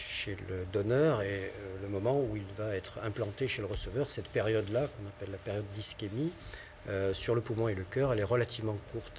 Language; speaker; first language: French; native; French